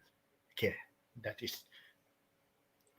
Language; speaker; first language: English; non-native, learner; Thai